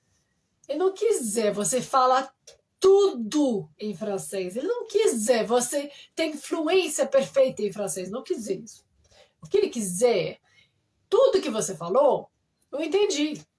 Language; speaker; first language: Portuguese; non-native, fluent; French